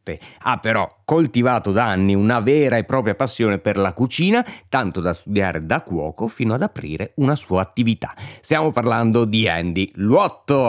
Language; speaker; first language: Italian; native; Italian